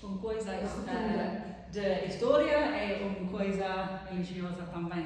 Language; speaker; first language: Portuguese; non-native, learner; English